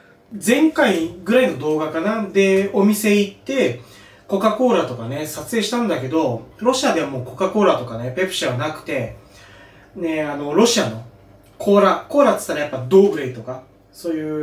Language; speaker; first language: Japanese; native; Japanese